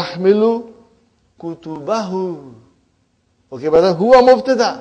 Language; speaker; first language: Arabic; non-native, fluent; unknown